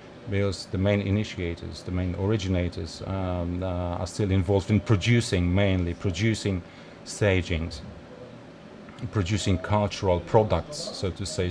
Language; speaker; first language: English; non-native, fluent; Polish